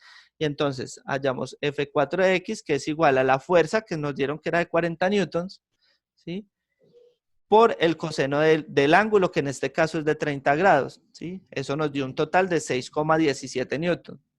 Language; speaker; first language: Spanish; native; Spanish